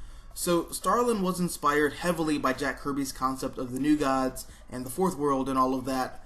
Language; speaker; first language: English; native; English